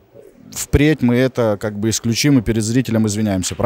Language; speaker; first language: Russian; native; Russian